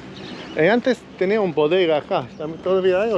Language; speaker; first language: Spanish; non-native, learner; English